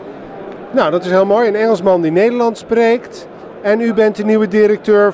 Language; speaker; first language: Dutch; native; Dutch